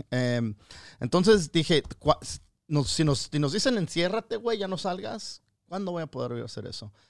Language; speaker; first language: Spanish; early bilingual, other home language; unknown